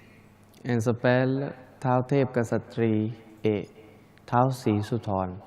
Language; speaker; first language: French; non-native, learner; Thai